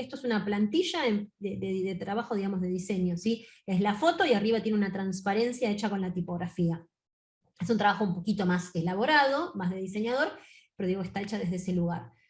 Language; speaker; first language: Spanish; native; Spanish